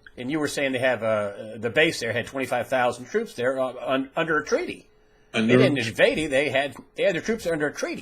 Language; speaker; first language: English; native; English